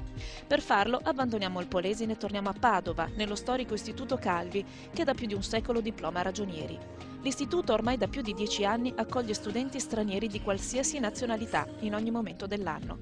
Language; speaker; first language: Italian; native; Italian